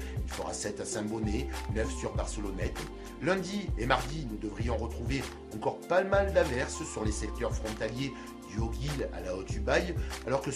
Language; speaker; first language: French; native; French